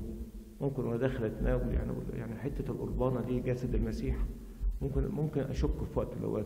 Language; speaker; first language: Arabic; native; Arabic